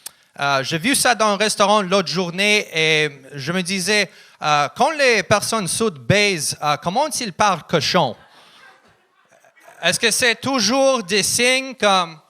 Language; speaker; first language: French; non-native, learner; Russian